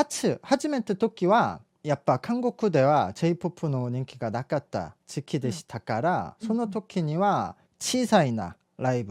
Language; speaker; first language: Japanese; non-native, fluent; Korean